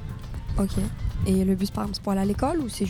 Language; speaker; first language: French; native; French